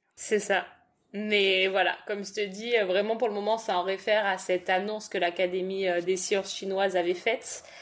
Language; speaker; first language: French; native; French